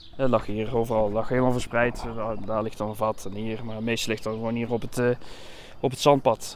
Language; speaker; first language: Dutch; native; Dutch